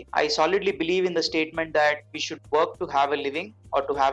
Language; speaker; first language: English; non-native, local second language; Telugu